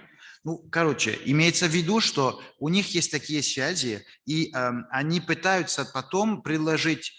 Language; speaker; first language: Russian; non-native, fluent; French